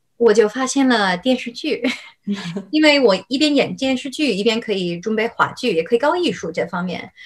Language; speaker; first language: Chinese; non-native, fluent; English